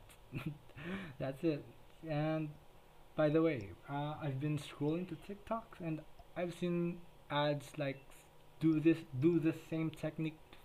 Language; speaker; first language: English; non-native, local second language; Filipino